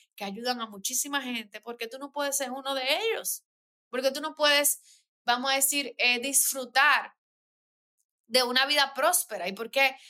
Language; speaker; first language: Spanish; native; Spanish